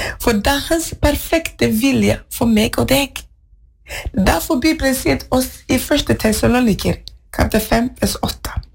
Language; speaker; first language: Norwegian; non-native, fluent; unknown